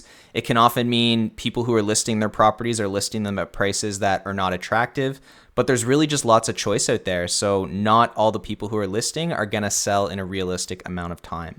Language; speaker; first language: English; native; English